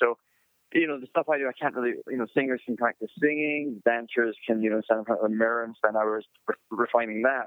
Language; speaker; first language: English; native; English